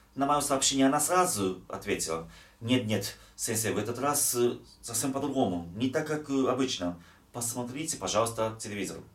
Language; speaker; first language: Russian; non-native, fluent; Japanese